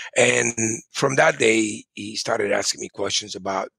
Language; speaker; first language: English; early bilingual, other home language; Spanish